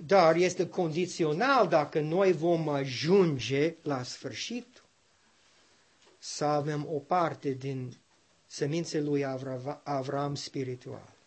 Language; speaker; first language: Romanian; non-native, learner; English